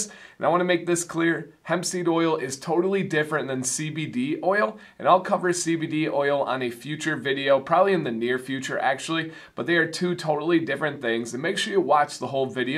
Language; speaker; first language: English; native; English